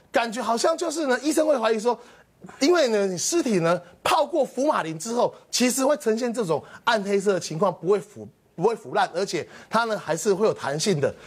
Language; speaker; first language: Chinese; native; Chinese